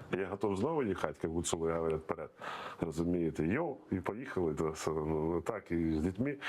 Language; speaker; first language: Ukrainian; non-native, local second language; Russian